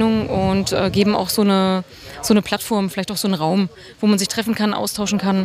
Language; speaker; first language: German; native; German